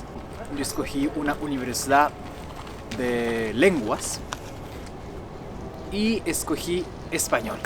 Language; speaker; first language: Spanish; non-native, fluent; Japanese